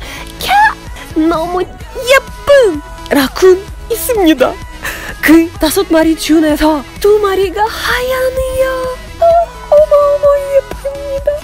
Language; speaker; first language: Korean; non-native, learner; Russian